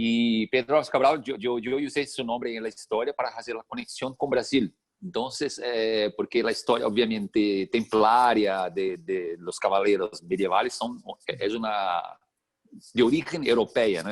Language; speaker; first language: Spanish; non-native, fluent; Portuguese